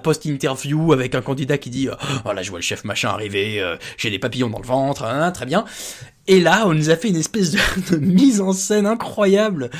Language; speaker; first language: French; native; French